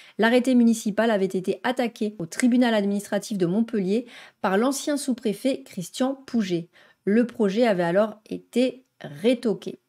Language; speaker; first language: French; native; French